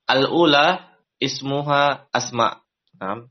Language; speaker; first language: Arabic; non-native, fluent; Indonesian